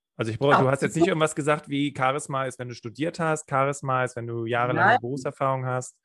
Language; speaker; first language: German; native; German